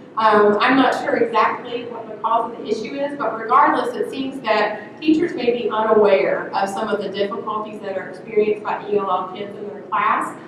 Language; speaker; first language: English; native; English